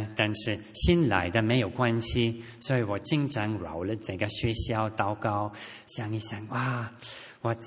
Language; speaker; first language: Chinese; non-native, fluent; German